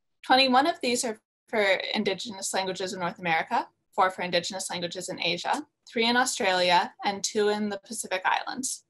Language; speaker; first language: English; native; English